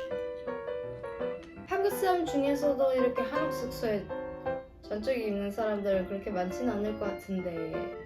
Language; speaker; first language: Korean; non-native, fluent; Japanese